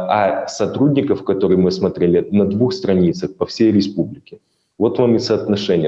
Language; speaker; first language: Russian; native; Russian